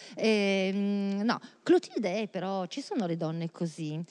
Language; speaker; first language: Italian; native; Italian